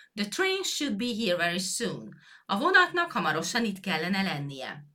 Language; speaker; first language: Hungarian; native; Hungarian